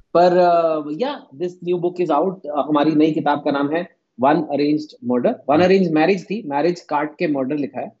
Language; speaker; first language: Hindi; native; Hindi